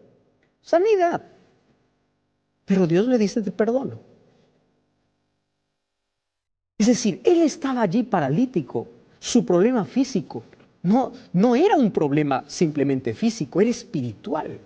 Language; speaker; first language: Spanish; native; Spanish